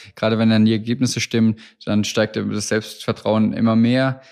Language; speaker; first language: German; native; German